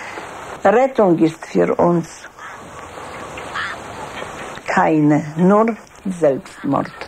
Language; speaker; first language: German; non-native, fluent; Polish